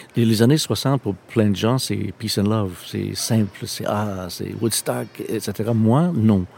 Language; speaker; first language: French; non-native, local second language; English